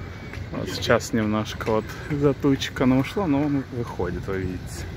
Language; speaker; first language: Russian; native; Russian